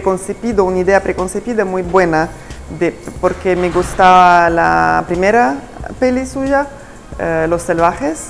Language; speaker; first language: Spanish; non-native, fluent; Italian